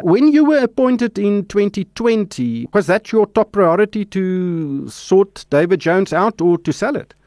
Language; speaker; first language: English; non-native, local second language; Afrikaans